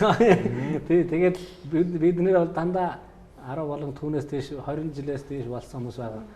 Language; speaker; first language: Mongolian; native; Mongolian